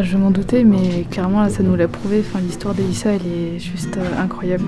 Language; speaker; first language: French; native; French